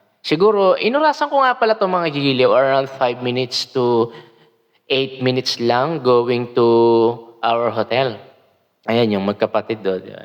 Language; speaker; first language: Filipino; native; Filipino